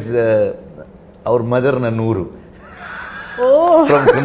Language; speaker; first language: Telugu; non-native, learner; Kannada